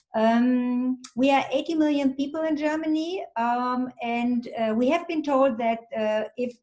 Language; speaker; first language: English; non-native, fluent; German